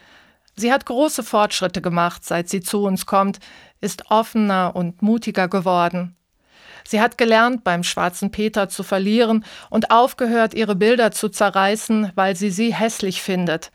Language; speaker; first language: German; native; German